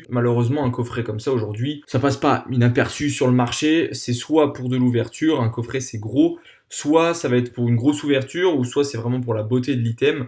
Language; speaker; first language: French; native; French